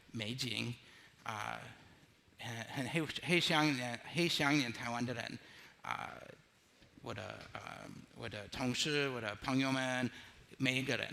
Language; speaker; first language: Chinese; non-native, learner; English